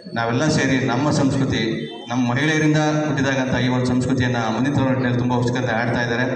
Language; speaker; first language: Kannada; native; Kannada